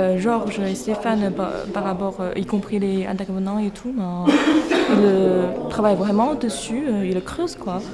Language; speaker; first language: French; non-native, fluent; Chinese